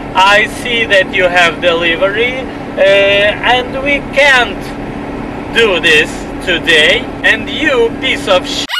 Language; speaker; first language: English; non-native, learner; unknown